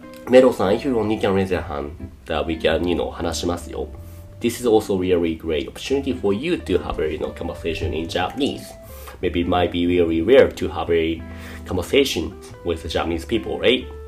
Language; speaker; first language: English; non-native, fluent; Japanese